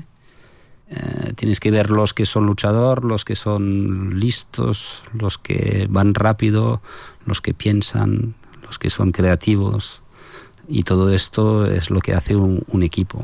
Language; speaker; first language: Spanish; non-native, fluent; French